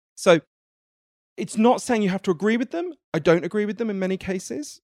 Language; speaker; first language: English; native; English